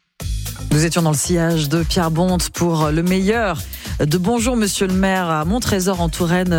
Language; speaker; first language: French; native; French